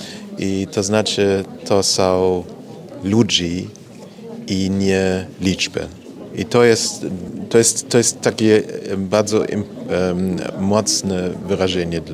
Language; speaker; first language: Polish; non-native, learner; German